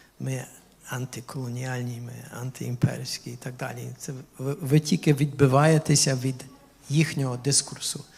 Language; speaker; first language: Ukrainian; early bilingual, heritage; Ukrainian